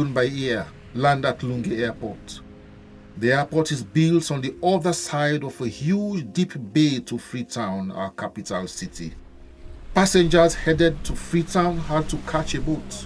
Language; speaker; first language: English; non-native, local second language; Krio